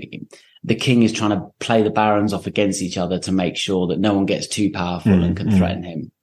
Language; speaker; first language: English; native; English